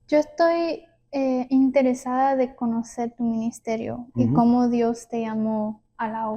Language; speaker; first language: Spanish; early bilingual, heritage; Spanish